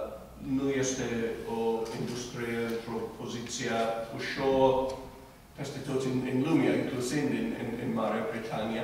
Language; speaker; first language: Romanian; non-native, fluent; English